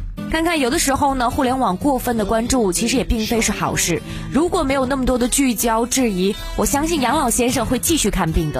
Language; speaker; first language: Chinese; native; Chinese